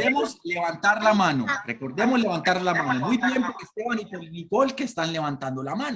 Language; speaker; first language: Spanish; native; Spanish